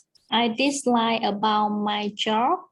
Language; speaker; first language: English; non-native, learner; Vietnamese